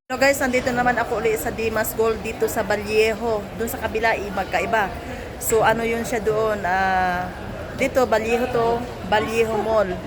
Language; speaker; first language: Filipino; non-native, local second language; Cebuano